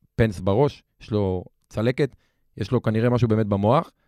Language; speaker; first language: Hebrew; native; Hebrew